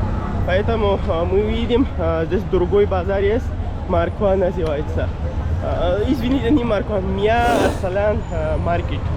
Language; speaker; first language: Russian; non-native, learner; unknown